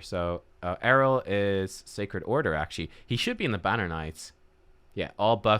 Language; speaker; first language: English; native; English